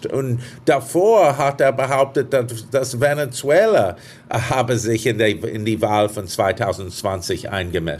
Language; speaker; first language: German; non-native, fluent; English